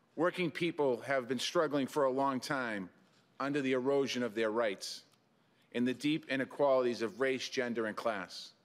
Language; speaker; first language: English; native; English